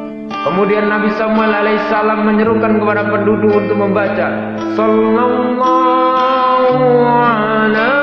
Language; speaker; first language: Indonesian; native; Indonesian